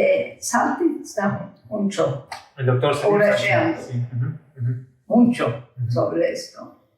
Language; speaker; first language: Spanish; early bilingual, heritage; Ladino